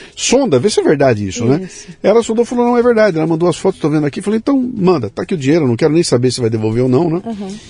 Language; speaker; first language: Portuguese; native; Portuguese